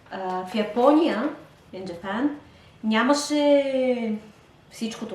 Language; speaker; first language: Bulgarian; non-native, learner; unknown